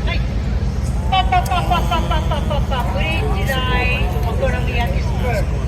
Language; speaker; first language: Japanese; native; Japanese